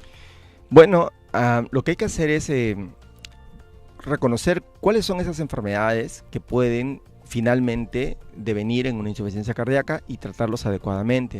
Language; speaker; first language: Spanish; native; Spanish